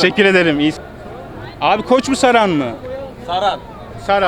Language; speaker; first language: Turkish; native; Turkish